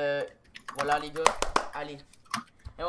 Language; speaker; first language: French; native; French